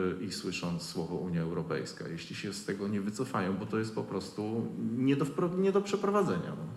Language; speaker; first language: Polish; native; Polish